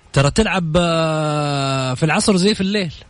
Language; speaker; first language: Arabic; native; Arabic